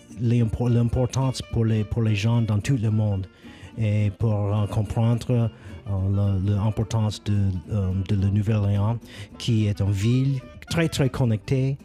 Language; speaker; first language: French; non-native, learner; English